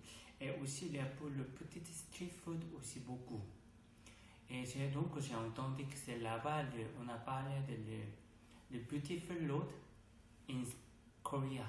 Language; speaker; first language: French; non-native, learner; Korean